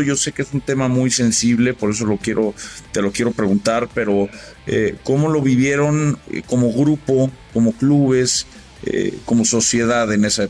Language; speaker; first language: Spanish; native; Spanish